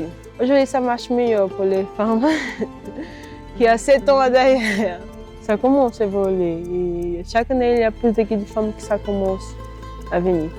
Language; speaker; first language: French; non-native, learner; Portuguese